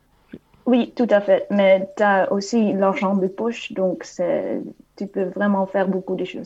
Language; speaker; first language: French; non-native, fluent; Dutch